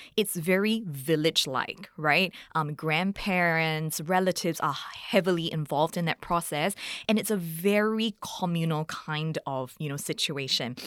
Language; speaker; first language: English; native; English